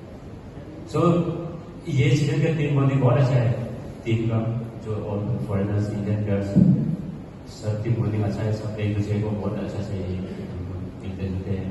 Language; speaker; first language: Hindi; non-native, local second language; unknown